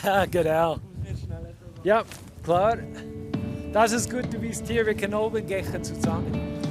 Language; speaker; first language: German; non-native, learner; English